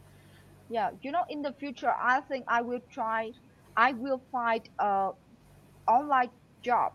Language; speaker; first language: English; non-native, learner; Vietnamese